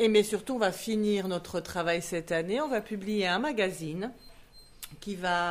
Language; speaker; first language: French; native; French